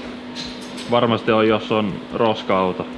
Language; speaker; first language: Finnish; non-native, fluent; Swedish